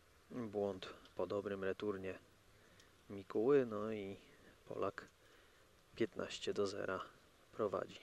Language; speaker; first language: Polish; native; Polish